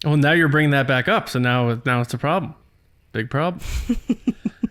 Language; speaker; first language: English; native; English